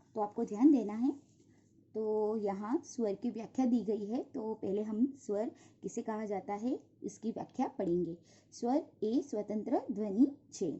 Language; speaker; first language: Hindi; non-native, local second language; Gujarati